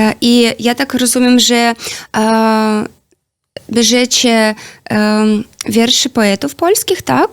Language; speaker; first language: Polish; non-native, learner; Belarusian